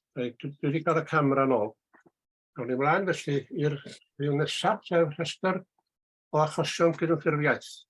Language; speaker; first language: Welsh; native; Welsh